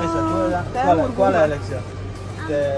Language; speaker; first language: Spanish; non-native, learner; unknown